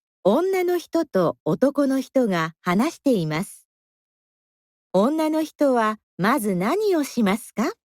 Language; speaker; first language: Japanese; non-native, learner; Indonesian